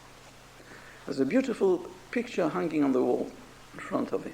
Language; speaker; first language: English; non-native, fluent; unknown